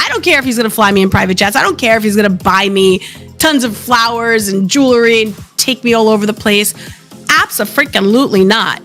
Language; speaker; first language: English; native; English